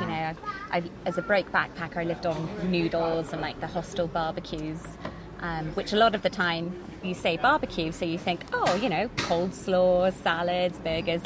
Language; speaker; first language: English; native; English